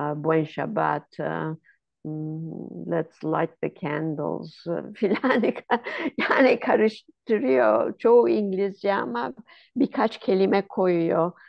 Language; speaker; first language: Turkish; non-native, local second language; Ladino